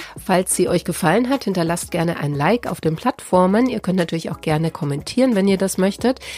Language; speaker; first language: German; native; German